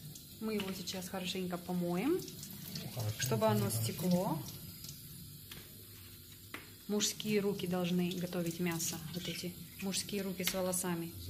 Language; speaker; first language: Russian; native; Russian